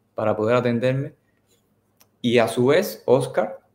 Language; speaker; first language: Spanish; native; Spanish